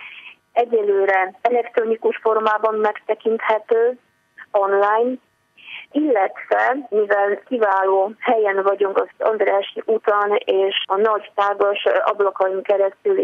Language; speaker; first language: Hungarian; non-native, fluent; Polish